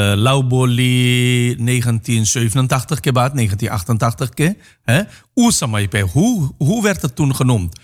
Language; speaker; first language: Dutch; non-native, local second language; Caribbean Hindustani